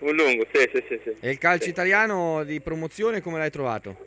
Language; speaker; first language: Italian; native; Italian